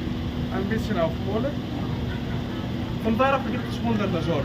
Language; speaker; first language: German; non-native, fluent; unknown